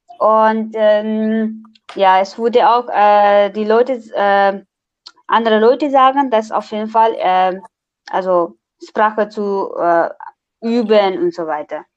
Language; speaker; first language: German; non-native, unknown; Nepali